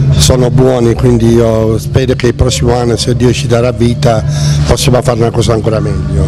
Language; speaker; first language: Italian; native; Italian